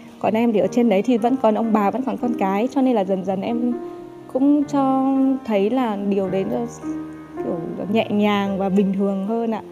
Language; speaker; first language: Vietnamese; non-native, local second language; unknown